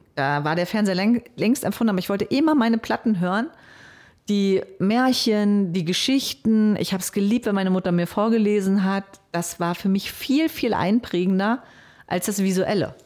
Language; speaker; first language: German; native; German